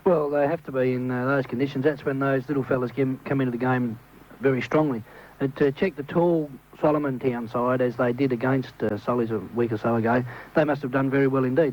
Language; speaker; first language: English; native; English